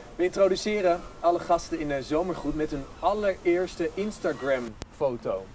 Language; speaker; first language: Dutch; native; Dutch